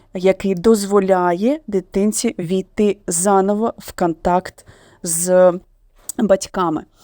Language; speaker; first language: Ukrainian; non-native, local second language; Russian